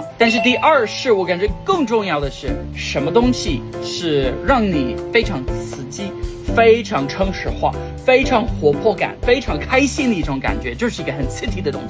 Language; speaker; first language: Chinese; non-native, fluent; English